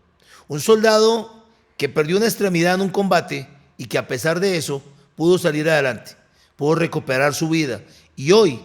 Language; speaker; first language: Spanish; native; Spanish